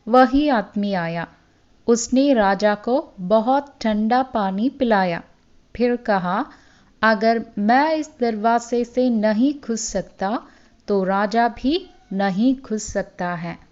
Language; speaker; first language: Hindi; non-native, local second language; Malayalam